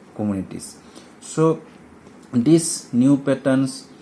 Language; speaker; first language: English; non-native, local second language; Assamese